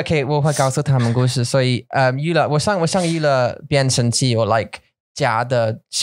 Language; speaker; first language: Chinese; non-native, learner; English